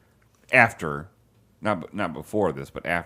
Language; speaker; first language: English; native; English